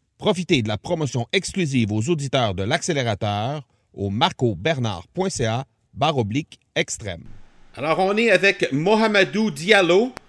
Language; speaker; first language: French; native; French